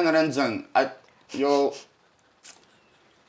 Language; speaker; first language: Chinese; non-native, learner; Russian